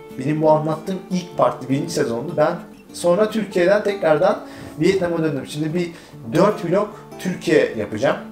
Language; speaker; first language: Turkish; native; Turkish